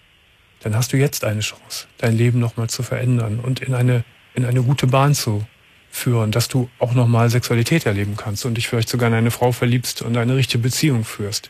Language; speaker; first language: German; native; German